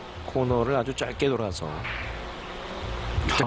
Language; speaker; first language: Korean; native; Korean